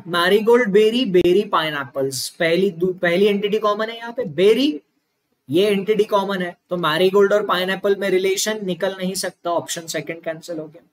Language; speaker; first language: Hindi; non-native, local second language; Marathi